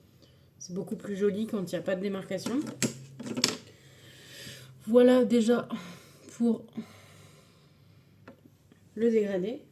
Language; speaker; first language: French; native; French